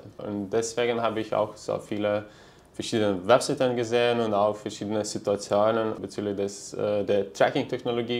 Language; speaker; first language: German; non-native, fluent; Lithuanian